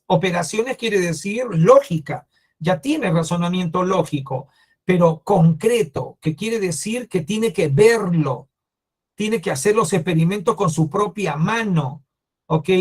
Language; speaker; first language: Spanish; native; Spanish